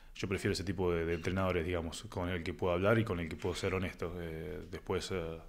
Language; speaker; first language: Spanish; native; Spanish